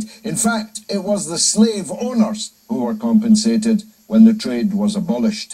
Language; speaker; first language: English; native; English